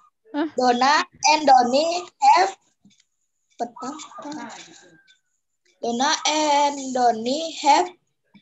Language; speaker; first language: English; non-native, learner; Indonesian